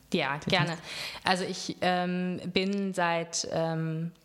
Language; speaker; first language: German; native; German